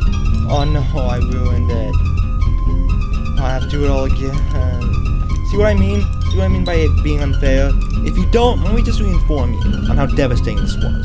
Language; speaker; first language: English; native; English